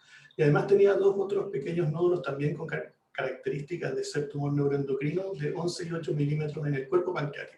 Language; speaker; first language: Spanish; native; Spanish